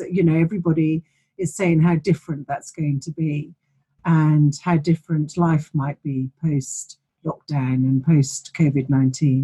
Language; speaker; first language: English; native; English